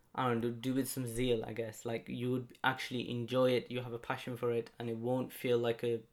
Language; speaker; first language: English; native; English